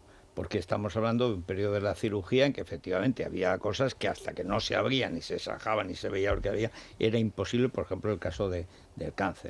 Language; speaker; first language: Spanish; native; Spanish